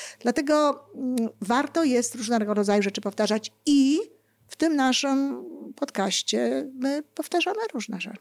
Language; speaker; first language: Polish; native; Polish